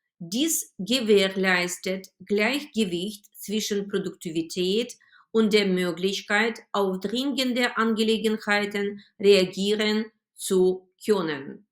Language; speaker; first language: German; non-native, fluent; Ukrainian